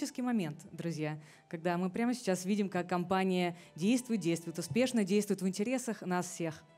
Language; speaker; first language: Russian; native; Russian